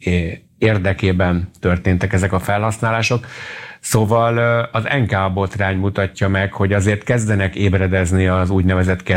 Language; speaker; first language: Hungarian; native; Hungarian